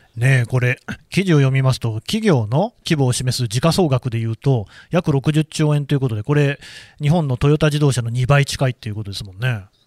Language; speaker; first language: Japanese; native; Japanese